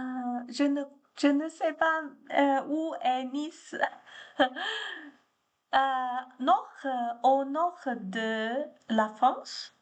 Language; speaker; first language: French; non-native, learner; Chinese